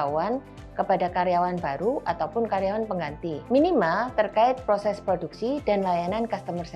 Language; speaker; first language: Indonesian; native; Indonesian